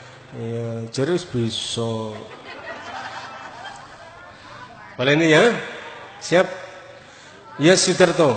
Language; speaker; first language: Indonesian; non-native, local second language; Javanese